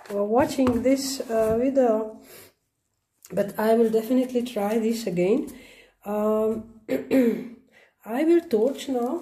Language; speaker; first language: English; non-native, learner; Slovenian